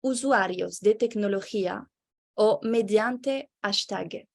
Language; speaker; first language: Spanish; non-native, fluent; French